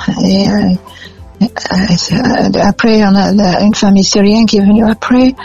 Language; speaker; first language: French; non-native, fluent; English